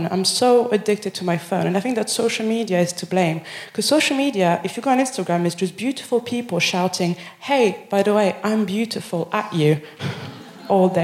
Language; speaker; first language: English; non-native, fluent; French